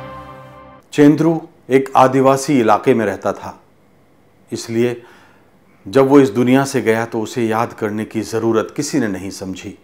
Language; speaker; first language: Hindi; native; Hindi